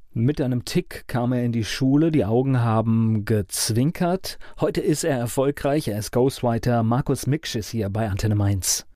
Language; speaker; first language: German; native; German